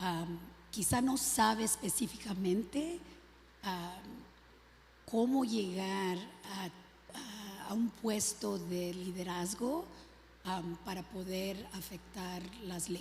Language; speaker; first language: Spanish; early bilingual, other home language; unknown